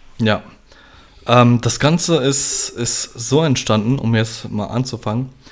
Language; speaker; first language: German; early bilingual, other home language; Polish